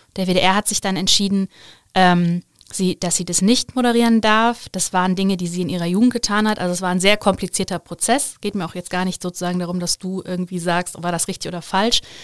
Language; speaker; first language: German; native; German